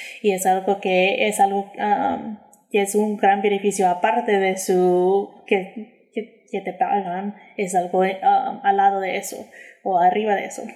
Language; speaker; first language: Spanish; early bilingual, heritage; English